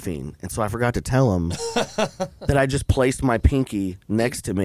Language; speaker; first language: English; native; English